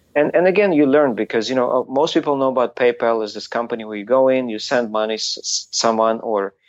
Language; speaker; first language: English; non-native, fluent; Ukrainian